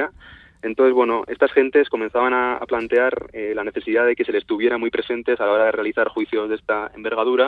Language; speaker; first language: Spanish; native; Spanish